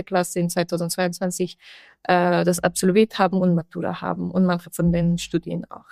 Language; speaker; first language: German; non-native, fluent; Persian